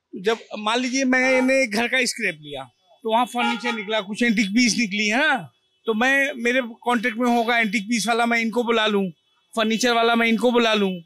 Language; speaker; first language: Hindi; native; Hindi